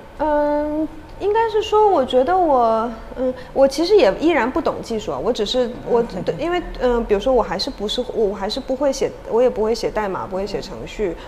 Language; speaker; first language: Chinese; native; Chinese